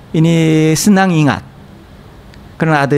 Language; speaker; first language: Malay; non-native, learner; Korean